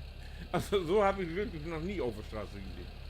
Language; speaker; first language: German; native; German